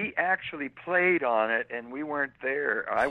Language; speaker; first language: English; native; English